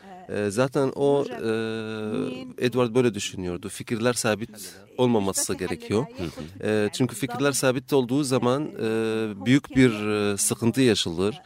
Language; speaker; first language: Turkish; non-native, fluent; Arabic